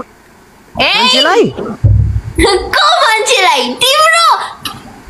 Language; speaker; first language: Nepali; non-native, learner; Hindi